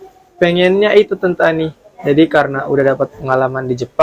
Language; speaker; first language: Indonesian; native; Indonesian